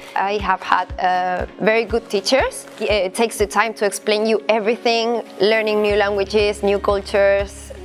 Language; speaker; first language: English; non-native, fluent; Spanish